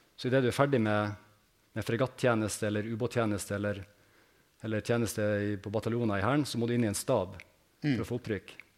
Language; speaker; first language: Norwegian; native; Norwegian